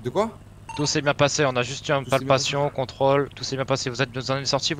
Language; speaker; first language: French; native; French